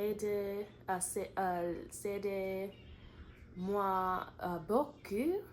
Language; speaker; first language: French; non-native, learner; English